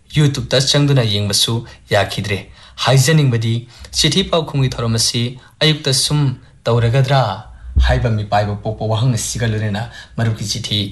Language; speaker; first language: Manipuri; native; Manipuri